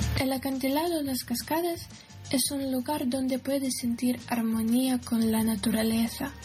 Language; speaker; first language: Spanish; non-native, fluent; Ukrainian